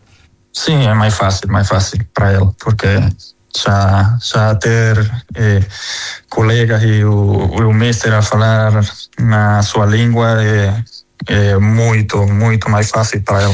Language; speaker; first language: Portuguese; non-native, fluent; Spanish